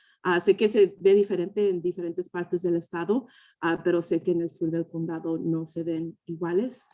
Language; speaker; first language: Spanish; early bilingual, heritage; Spanish